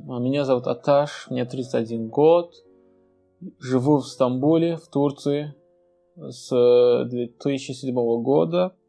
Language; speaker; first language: Russian; non-native, fluent; Turkmen